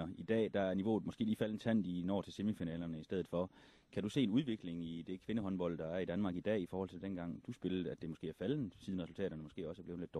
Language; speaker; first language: Danish; native; Danish